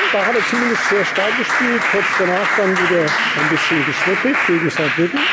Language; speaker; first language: German; native; German